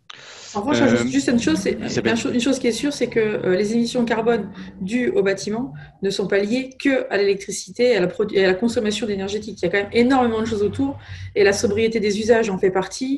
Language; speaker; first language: French; native; French